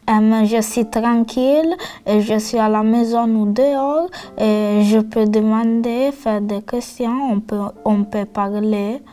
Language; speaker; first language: French; non-native, learner; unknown